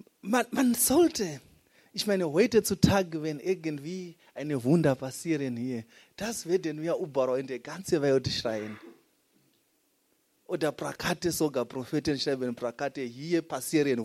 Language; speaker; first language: German; non-native, fluent; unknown